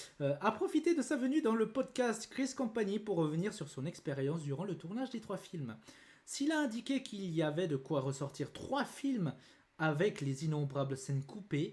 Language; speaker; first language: French; native; French